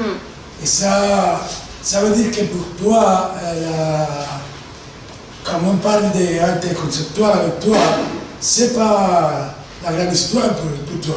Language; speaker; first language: French; non-native, fluent; Spanish